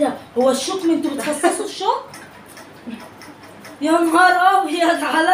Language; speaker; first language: Arabic; native; Arabic